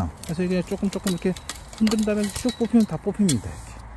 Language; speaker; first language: Korean; native; Korean